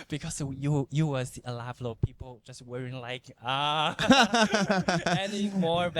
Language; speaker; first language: English; non-native, learner; Chinese